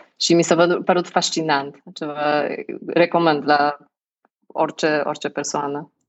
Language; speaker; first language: Romanian; non-native, fluent; Polish